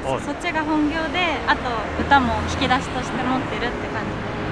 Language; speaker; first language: Japanese; native; Japanese